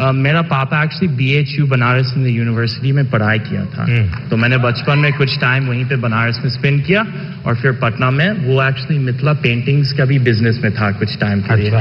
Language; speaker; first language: Hindi; early bilingual, heritage; Hindi